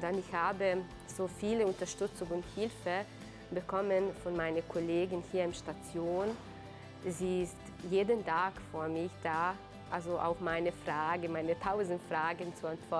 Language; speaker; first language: German; non-native, learner; Bosnian